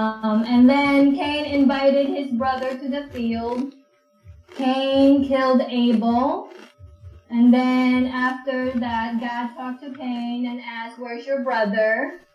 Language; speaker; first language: English; non-native, local second language; Filipino